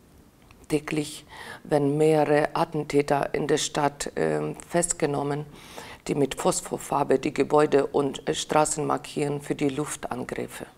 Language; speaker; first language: German; non-native, fluent; Ukrainian